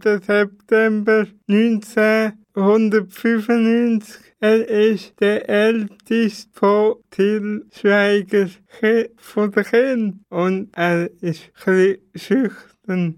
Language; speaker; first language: German; non-native, learner; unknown